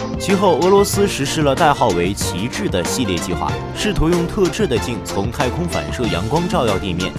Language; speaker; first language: Chinese; native; Chinese